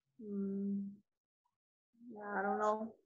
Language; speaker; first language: English; non-native, learner; Spanish